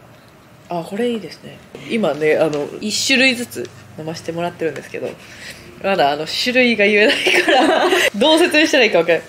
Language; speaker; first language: Japanese; native; Japanese